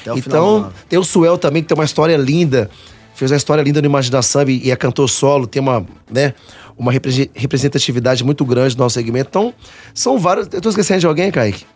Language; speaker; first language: Portuguese; native; Portuguese